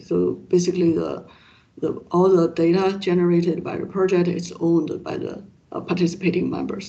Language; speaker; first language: English; non-native, fluent; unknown